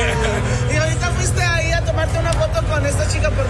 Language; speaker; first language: Spanish; early bilingual, heritage; Spanish